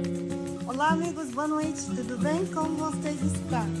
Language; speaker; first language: Portuguese; non-native, learner; Arabic